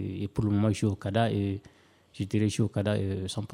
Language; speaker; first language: French; non-native, local second language; Bambara